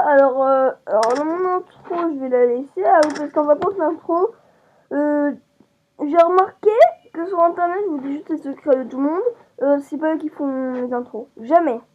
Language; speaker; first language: French; native; French